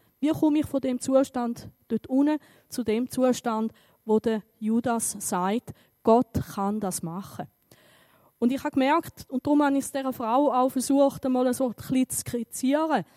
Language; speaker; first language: German; native; German